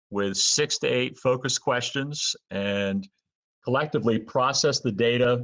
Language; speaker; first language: English; native; English